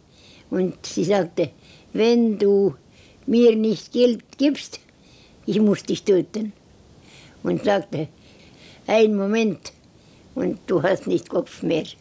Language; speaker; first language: German; non-native, learner; Estonian